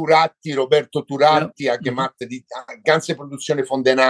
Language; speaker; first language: German; non-native, learner; Italian